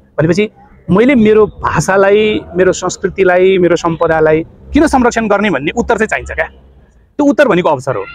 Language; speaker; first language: Nepali; non-native, local second language; Newari